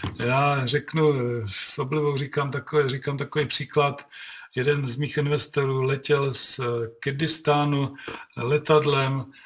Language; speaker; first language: Czech; native; Czech